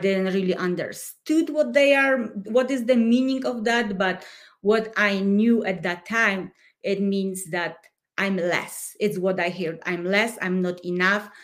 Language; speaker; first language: English; non-native, fluent; Polish